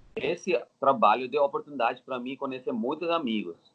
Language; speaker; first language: Portuguese; non-native, learner; Telugu